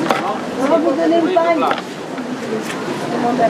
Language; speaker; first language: French; native; French